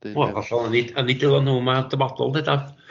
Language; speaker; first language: Welsh; native; Welsh